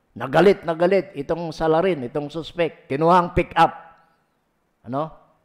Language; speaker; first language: Filipino; non-native, local second language; Pangasinan